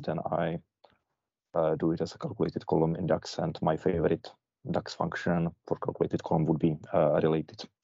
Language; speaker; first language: English; non-native, fluent; Czech